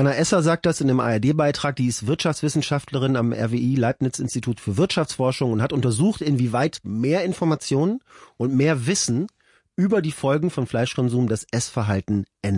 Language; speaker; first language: German; native; German